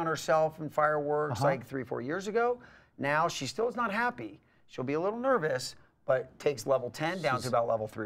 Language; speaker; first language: English; native; English